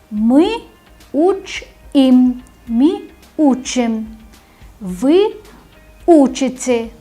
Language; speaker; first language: Russian; non-native, fluent; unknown